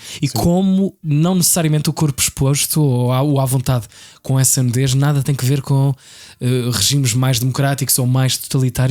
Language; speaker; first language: Portuguese; native; Portuguese